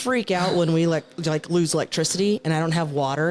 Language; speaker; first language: English; native; English